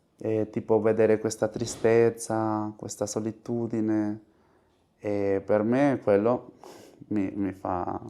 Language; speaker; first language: Italian; non-native, fluent; Spanish